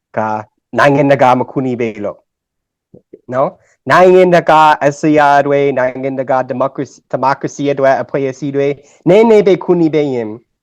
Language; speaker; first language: Burmese; non-native, learner; English